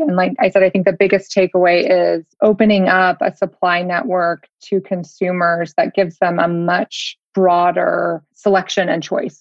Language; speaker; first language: English; native; English